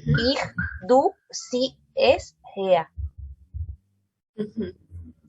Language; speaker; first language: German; non-native, learner; Spanish